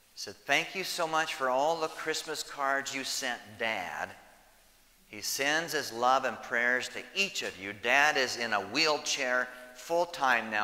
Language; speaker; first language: English; native; English